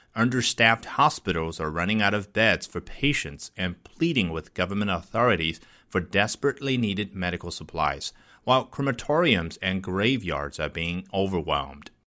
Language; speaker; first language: English; non-native, fluent; Chinese